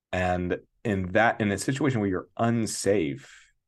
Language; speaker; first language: English; native; English